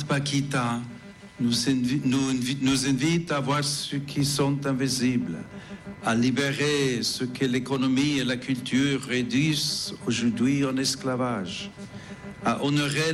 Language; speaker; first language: French; non-native, fluent; English